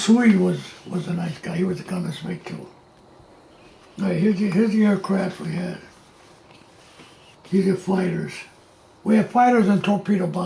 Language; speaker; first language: English; native; English